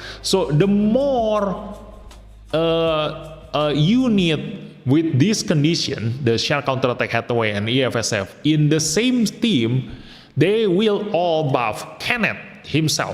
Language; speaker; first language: English; non-native, fluent; Indonesian